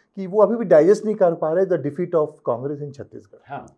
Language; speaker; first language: Hindi; non-native, local second language; Telugu